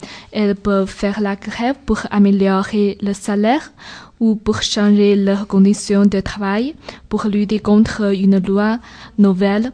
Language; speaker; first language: French; non-native, learner; Chinese